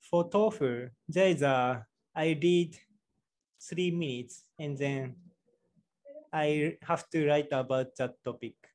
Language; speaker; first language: English; non-native, learner; Japanese